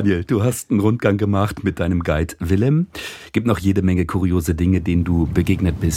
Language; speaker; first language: German; native; German